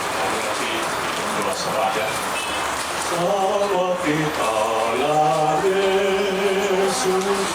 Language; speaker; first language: Indonesian; non-native, local second language; Batak Toba